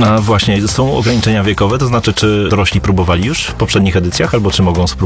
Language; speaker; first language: Polish; native; Polish